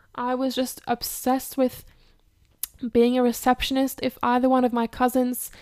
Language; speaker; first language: English; early bilingual, other home language; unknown